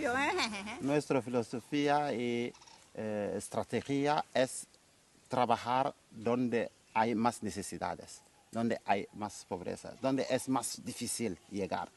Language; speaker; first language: Spanish; non-native, fluent; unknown